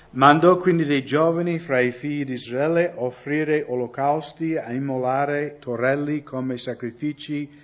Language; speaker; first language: Italian; non-native, fluent; English